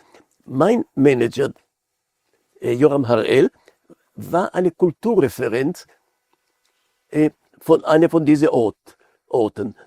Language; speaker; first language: German; non-native, fluent; Hebrew